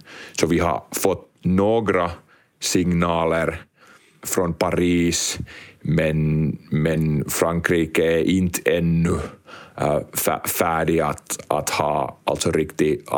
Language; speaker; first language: Swedish; non-native, local second language; Finnish